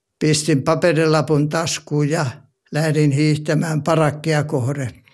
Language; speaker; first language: Finnish; native; Finnish